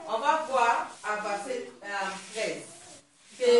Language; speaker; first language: French; non-native, learner; Swahili